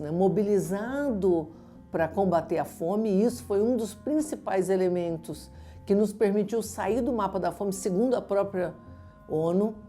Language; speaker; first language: Portuguese; native; Portuguese